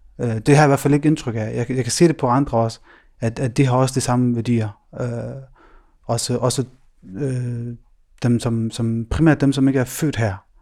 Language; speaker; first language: Danish; early bilingual, other home language; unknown